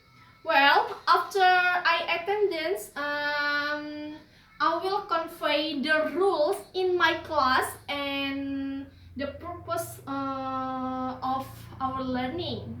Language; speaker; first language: English; non-native, learner; Indonesian